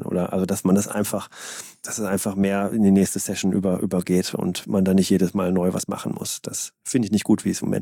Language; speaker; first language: German; native; German